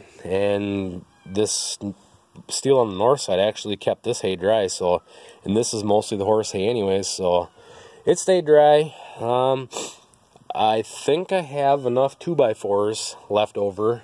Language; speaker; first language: English; native; English